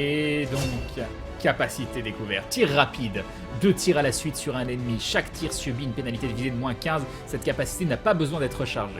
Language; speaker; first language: French; native; French